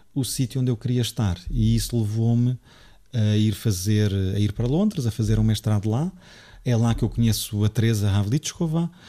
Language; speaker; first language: Portuguese; native; Portuguese